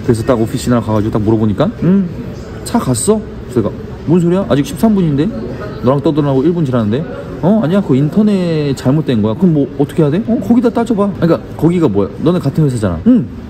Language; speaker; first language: Korean; native; Korean